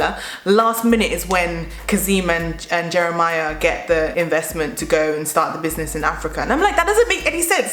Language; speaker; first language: English; native; English